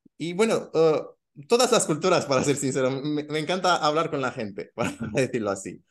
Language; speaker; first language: Spanish; non-native, fluent; Romanian